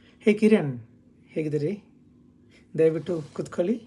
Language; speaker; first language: Kannada; non-native, learner; Malayalam